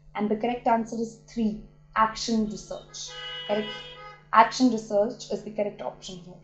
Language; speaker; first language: English; non-native, local second language; Hindi